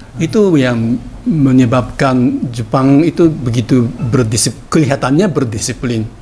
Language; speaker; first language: Indonesian; non-native, fluent; Japanese